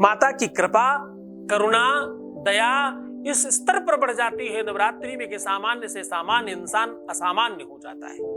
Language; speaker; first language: Hindi; native; Hindi